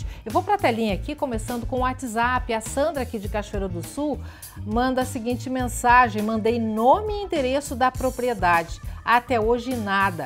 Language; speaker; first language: Portuguese; native; Portuguese